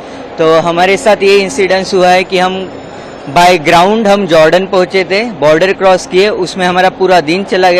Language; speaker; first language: Hindi; native; Hindi